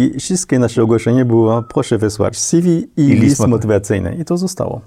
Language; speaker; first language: Polish; non-native, fluent; French